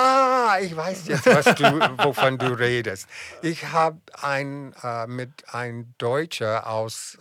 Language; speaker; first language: German; non-native, fluent; English